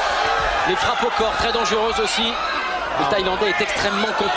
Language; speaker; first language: French; native; French